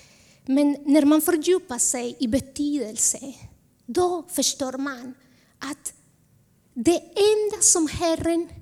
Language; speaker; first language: Swedish; non-native, fluent; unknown